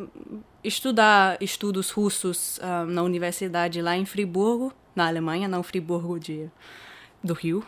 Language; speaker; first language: Portuguese; early bilingual, heritage; German